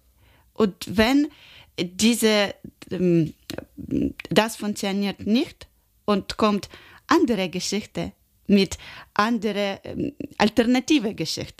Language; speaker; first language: German; non-native, learner; Ukrainian